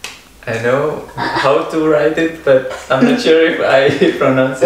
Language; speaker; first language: English; non-native, learner; Indonesian